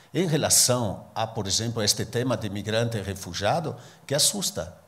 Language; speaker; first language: Portuguese; non-native, fluent; Italian